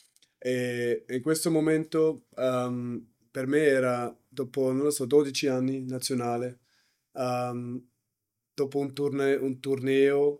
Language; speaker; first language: Italian; non-native, learner; German